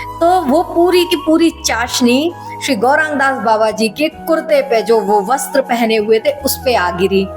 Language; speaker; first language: Hindi; native; Hindi